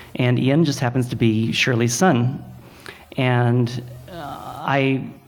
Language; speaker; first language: English; native; English